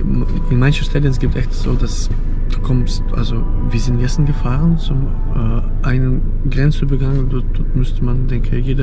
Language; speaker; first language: German; non-native, fluent; Ukrainian